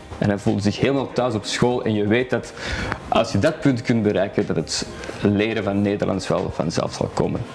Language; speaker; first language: Dutch; native; Dutch